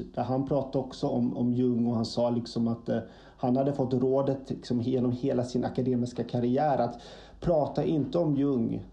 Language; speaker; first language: Swedish; native; Swedish